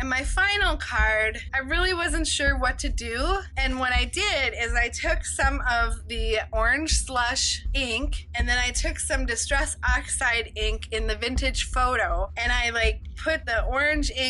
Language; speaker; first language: English; native; English